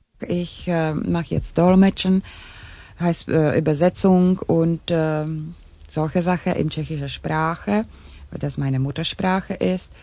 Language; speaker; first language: German; non-native, learner; Czech